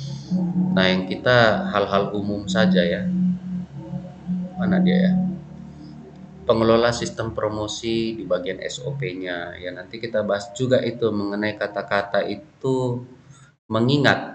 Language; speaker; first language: Indonesian; native; Indonesian